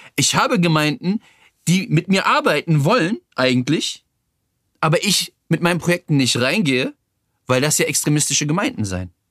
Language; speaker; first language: German; native; German